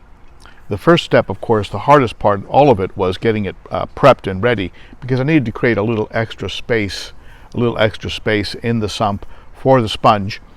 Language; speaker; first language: English; native; English